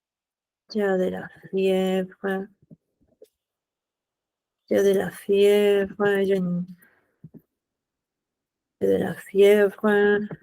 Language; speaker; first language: French; non-native, fluent; Spanish